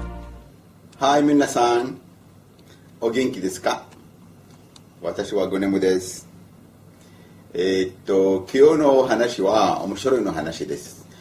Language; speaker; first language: Japanese; non-native, learner; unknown